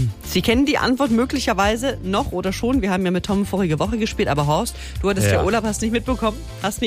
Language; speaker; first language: German; native; German